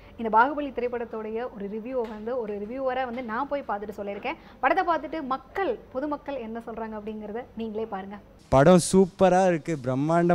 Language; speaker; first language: Tamil; native; Tamil